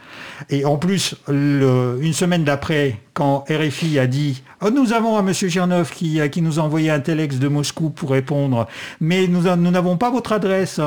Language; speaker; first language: French; non-native, fluent; Russian